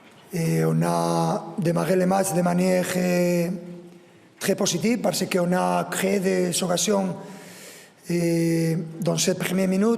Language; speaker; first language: French; non-native, fluent; Spanish